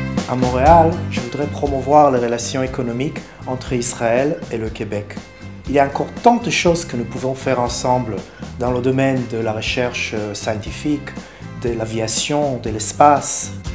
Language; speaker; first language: French; non-native, fluent; Hebrew